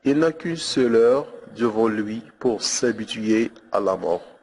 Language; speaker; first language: French; non-native, local second language; Arabic